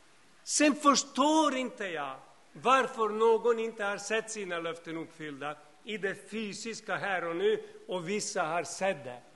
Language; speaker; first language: Swedish; non-native, fluent; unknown